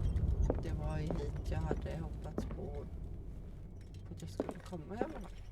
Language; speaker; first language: Swedish; native; Swedish